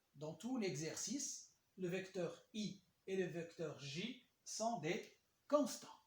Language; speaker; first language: French; non-native, local second language; Arabic